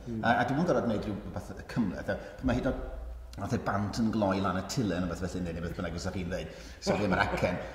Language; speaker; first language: Welsh; native; Welsh